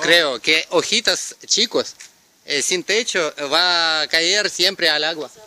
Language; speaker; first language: Spanish; non-native, learner; Russian